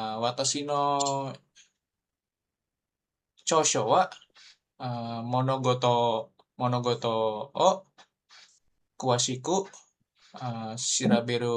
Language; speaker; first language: Japanese; non-native, learner; Indonesian